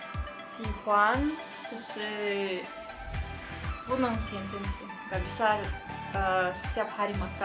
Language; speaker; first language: Indonesian; non-native, learner; Russian